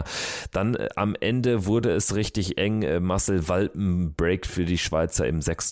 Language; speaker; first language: German; native; German